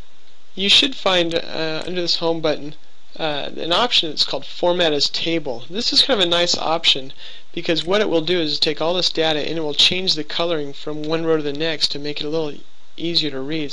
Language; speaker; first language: English; native; English